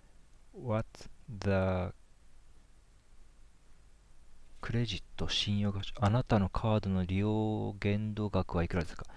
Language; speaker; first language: Japanese; native; Japanese